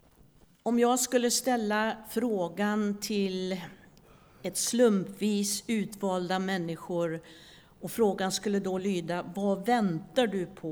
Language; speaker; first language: Swedish; native; Swedish